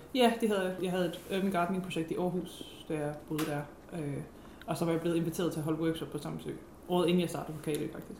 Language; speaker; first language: Danish; non-native, fluent; English